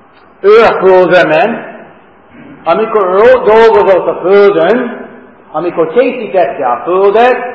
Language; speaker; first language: Hungarian; non-native, fluent; English